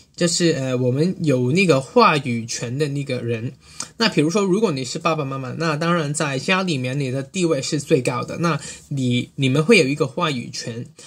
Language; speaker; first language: Chinese; non-native, local second language; Cantonese